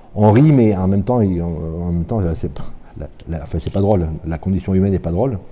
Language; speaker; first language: French; native; French